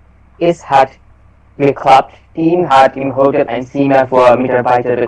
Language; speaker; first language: German; non-native, learner; Bangla